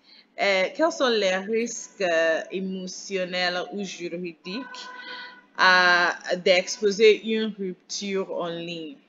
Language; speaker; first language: French; non-native, fluent; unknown